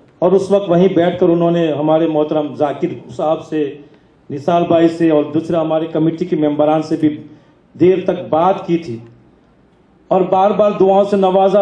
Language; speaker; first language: Urdu; native; Urdu